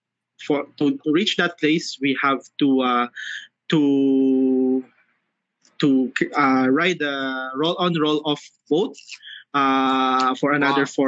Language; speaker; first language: English; non-native, local second language; Filipino